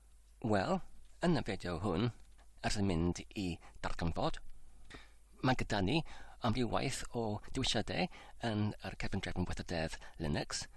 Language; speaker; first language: Welsh; non-native, learner; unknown